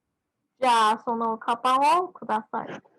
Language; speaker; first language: Japanese; non-native, learner; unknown